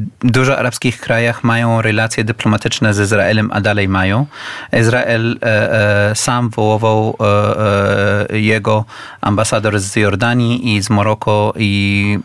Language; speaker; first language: Polish; non-native, fluent; Arabic